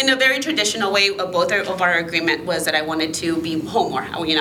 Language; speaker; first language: English; early bilingual, other home language; Spanish